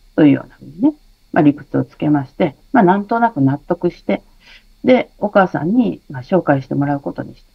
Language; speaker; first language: Japanese; native; Japanese